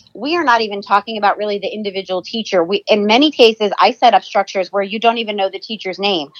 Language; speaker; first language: English; native; English